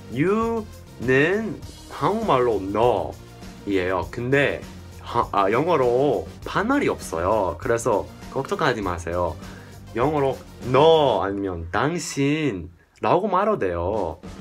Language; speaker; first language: Korean; non-native, fluent; English